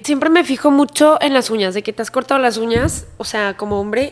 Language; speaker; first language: Spanish; native; Spanish